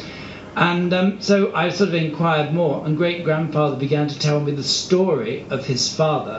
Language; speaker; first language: English; native; English